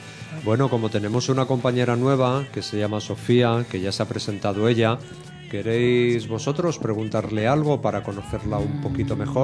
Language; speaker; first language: Spanish; native; Spanish